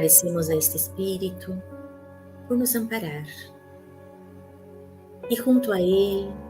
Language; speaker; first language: Spanish; native; Spanish